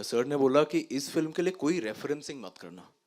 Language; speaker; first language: Hindi; native; Hindi